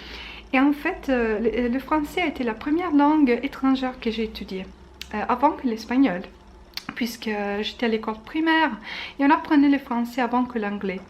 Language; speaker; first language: French; non-native, fluent; Italian